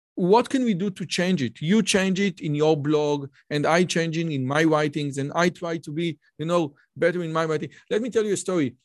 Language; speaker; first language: English; non-native, fluent; Hebrew